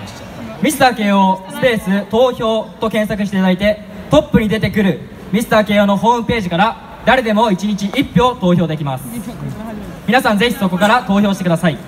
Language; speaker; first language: Japanese; native; Japanese